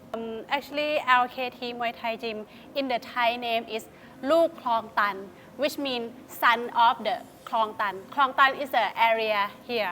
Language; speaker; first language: English; non-native, fluent; Thai